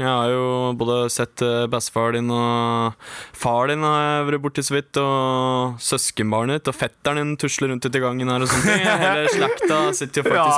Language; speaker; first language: Norwegian; native; Norwegian